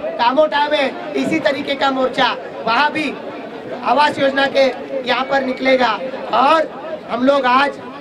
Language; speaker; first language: Hindi; non-native, local second language; Marathi